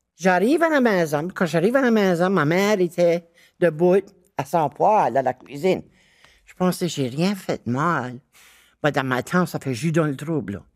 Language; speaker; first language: French; native; French